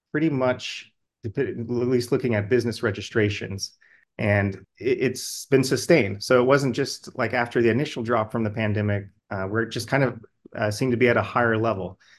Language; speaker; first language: English; native; English